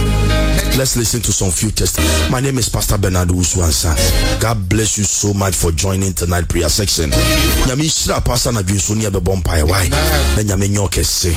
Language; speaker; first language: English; non-native, local second language; Akan